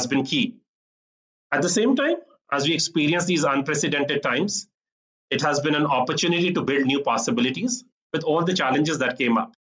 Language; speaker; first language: English; non-native, local second language; Punjabi